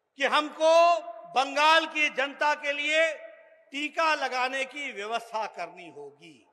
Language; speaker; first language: Hindi; native; Hindi